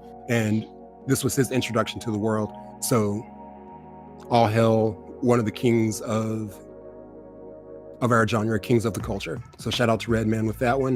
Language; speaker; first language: English; native; English